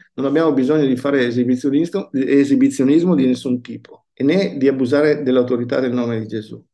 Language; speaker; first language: Italian; native; Italian